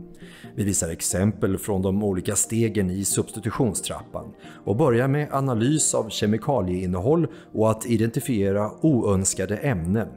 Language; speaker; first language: Swedish; native; Swedish